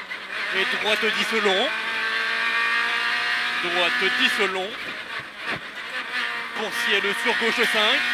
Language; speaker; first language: French; native; French